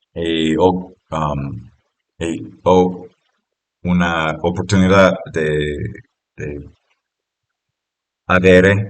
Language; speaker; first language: Italian; non-native, learner; English